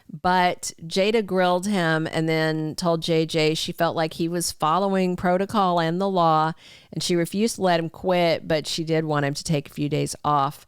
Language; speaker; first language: English; native; English